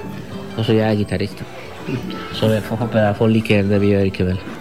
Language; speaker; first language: Norwegian; non-native, fluent; Spanish